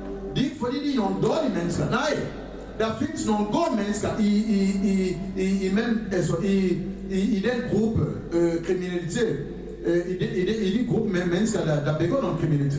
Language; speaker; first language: Danish; non-native, fluent; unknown